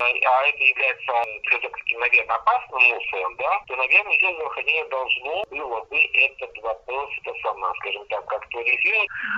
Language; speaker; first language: Russian; native; Russian